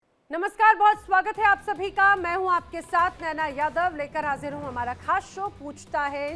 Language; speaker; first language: Hindi; native; Hindi